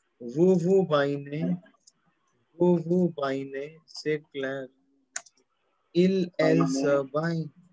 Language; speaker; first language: French; non-native, fluent; Hindi